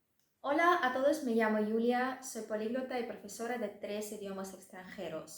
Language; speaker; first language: Spanish; non-native, fluent; Russian